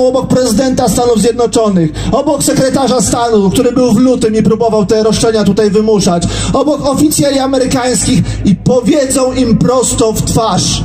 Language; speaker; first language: Polish; native; Polish